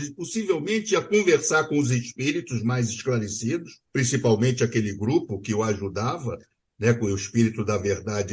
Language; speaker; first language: Portuguese; native; Portuguese